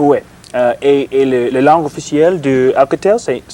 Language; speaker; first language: French; non-native, learner; English